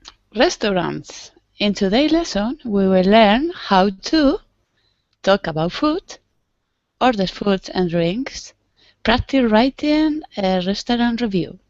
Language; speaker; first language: English; non-native, learner; Spanish